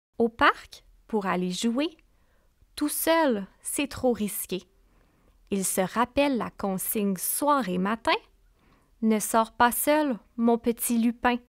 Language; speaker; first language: French; native; French